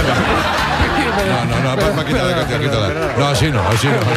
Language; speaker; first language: Spanish; native; Spanish